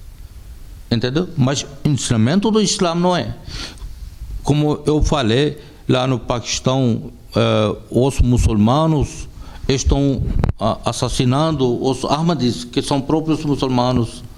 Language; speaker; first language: Portuguese; non-native, fluent; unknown